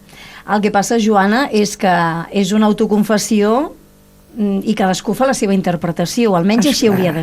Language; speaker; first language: Catalan; native; Catalan